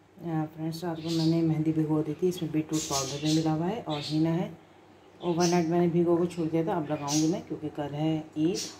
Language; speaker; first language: Hindi; native; Hindi